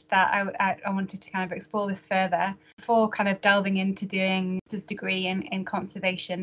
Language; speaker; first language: English; native; English